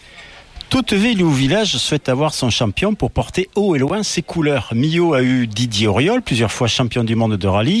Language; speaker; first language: French; native; French